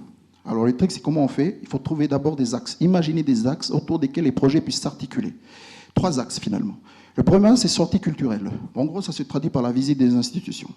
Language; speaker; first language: French; native; French